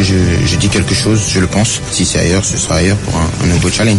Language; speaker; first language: French; native; French